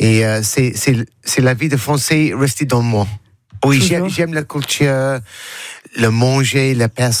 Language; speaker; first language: French; non-native, learner; English